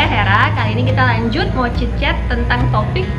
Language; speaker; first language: Indonesian; native; Indonesian